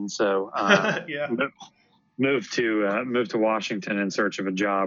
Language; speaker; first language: English; native; English